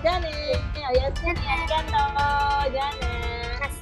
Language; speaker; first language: Japanese; non-native, fluent; Indonesian